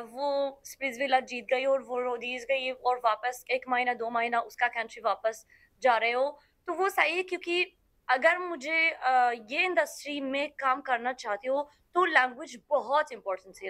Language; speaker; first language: Hindi; non-native, learner; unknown